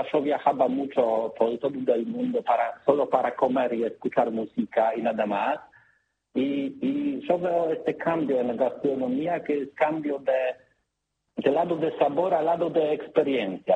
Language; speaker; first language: Spanish; non-native, learner; Polish